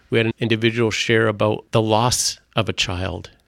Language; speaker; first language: English; non-native, fluent; French